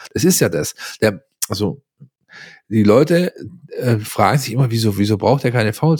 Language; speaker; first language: German; native; German